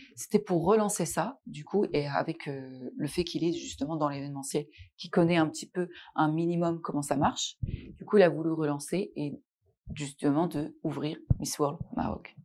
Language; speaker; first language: French; non-native, local second language; Arabic